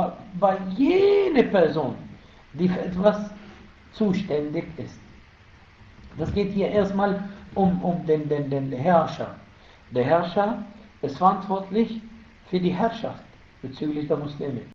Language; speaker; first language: German; non-native, fluent; Arabic